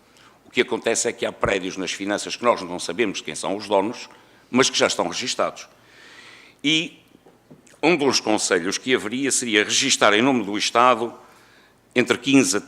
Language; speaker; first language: Portuguese; native; Portuguese